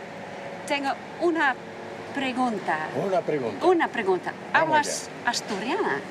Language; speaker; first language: Spanish; non-native, learner; Dutch